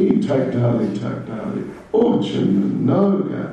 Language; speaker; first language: Russian; non-native, learner; English